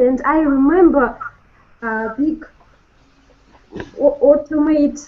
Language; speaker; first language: English; non-native, learner; Russian